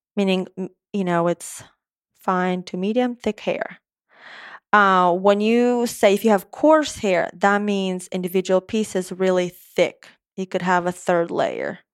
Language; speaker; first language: English; non-native, fluent; Romanian